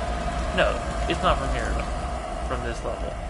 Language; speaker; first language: English; native; English